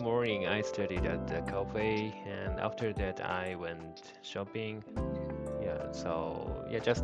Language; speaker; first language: English; non-native, learner; Japanese